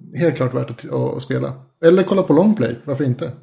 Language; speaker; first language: Swedish; early bilingual, other home language; Spanish